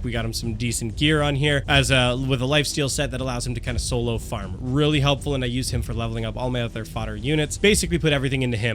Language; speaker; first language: English; native; English